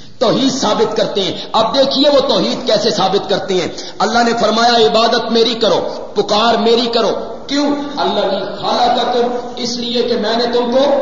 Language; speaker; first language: Urdu; non-native, local second language; Punjabi